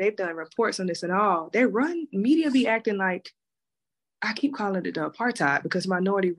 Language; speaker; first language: English; native; English